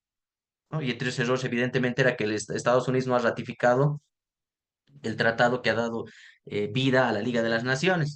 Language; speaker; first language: Spanish; native; Spanish